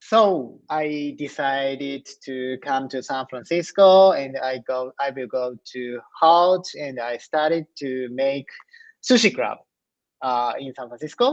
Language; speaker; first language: English; non-native, learner; Japanese